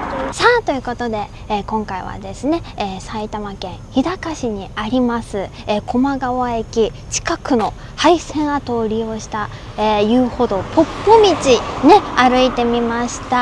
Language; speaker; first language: Japanese; native; Japanese